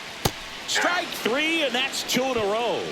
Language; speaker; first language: English; native; English